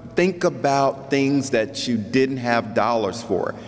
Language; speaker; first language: English; native; English